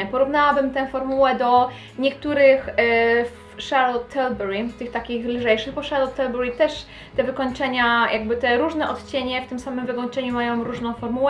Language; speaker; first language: Polish; native; Polish